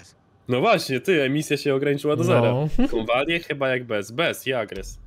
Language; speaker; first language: Polish; native; Polish